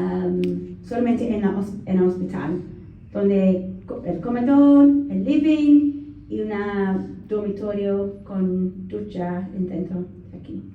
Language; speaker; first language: Spanish; non-native, learner; English